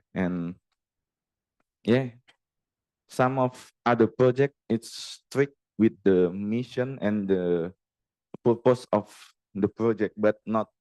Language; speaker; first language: English; non-native, learner; Indonesian